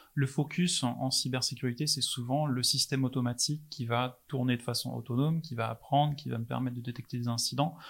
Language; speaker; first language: French; non-native, fluent; English